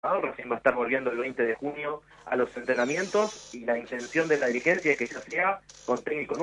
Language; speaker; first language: Spanish; native; Spanish